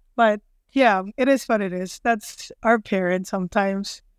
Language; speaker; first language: English; non-native, local second language; Filipino